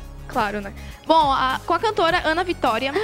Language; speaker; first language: Portuguese; native; Portuguese